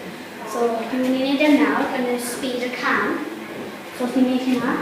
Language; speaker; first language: Welsh; non-native, local second language; English